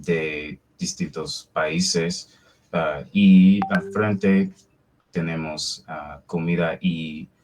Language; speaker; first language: Spanish; non-native, fluent; English